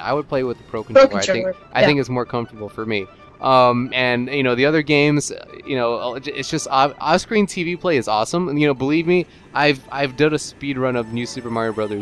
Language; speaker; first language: English; native; English